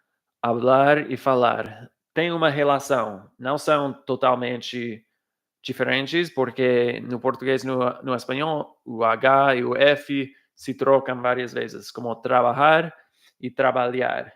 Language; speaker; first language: Portuguese; non-native, fluent; English